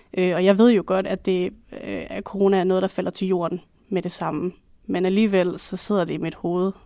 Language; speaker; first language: Danish; native; Danish